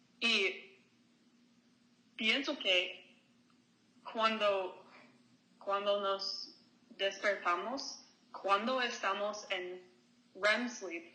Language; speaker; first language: Spanish; non-native, learner; English